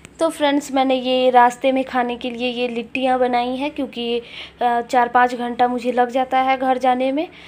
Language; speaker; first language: Hindi; native; Hindi